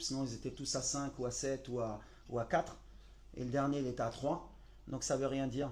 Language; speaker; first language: French; native; French